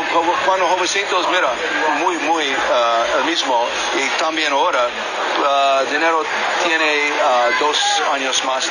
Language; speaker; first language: Spanish; non-native, learner; English